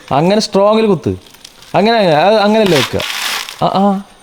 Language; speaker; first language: Malayalam; native; Malayalam